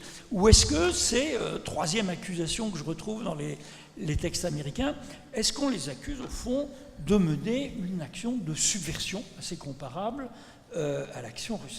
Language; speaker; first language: French; native; French